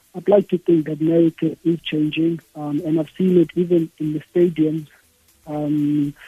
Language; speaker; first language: English; non-native, local second language; Xhosa